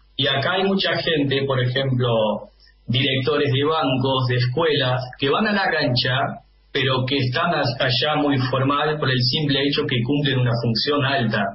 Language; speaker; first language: Spanish; non-native, fluent; Dutch